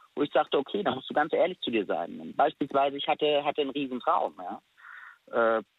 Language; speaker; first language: German; native; German